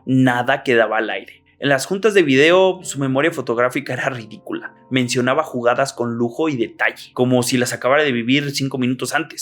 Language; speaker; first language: Spanish; native; Spanish